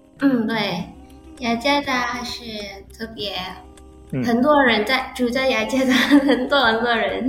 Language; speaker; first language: Chinese; early bilingual, heritage; Indonesian